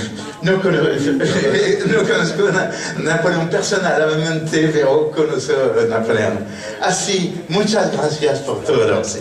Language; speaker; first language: Spanish; non-native, learner; French